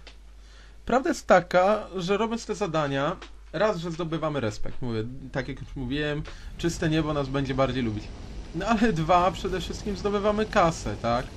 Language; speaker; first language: Polish; native; Polish